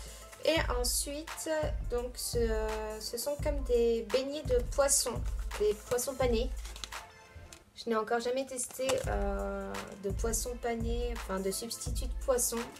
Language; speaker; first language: French; native; French